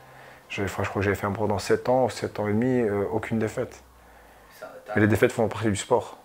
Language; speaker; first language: French; early bilingual, other home language; Arabic